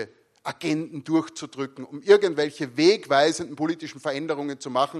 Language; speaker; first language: German; native; German